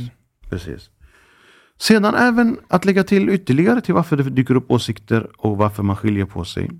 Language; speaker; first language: Swedish; early bilingual, other home language; Arabic